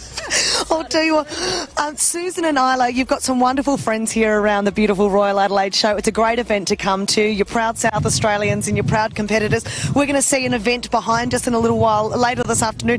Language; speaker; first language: English; native; English